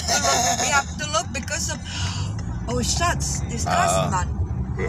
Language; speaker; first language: English; non-native, local second language; Filipino